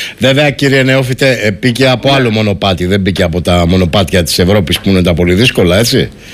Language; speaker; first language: Greek; native; Greek